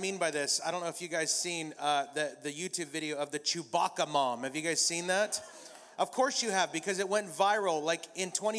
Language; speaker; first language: English; native; English